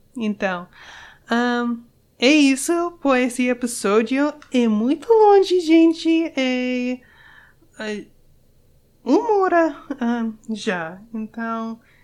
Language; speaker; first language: Portuguese; non-native, learner; English